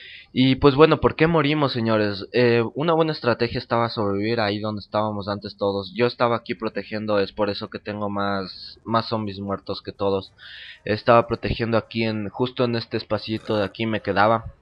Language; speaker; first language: Spanish; native; Spanish